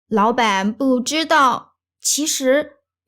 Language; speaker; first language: Chinese; native; Chinese